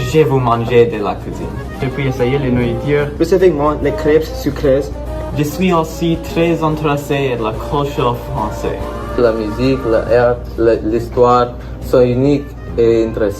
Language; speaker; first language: French; non-native, learner; English